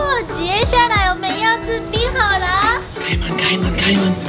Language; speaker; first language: Chinese; early bilingual, heritage; Japanese